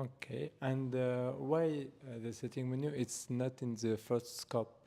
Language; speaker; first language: English; non-native, learner; French